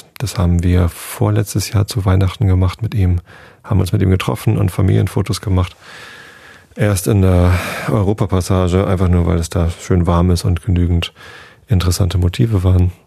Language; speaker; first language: German; native; German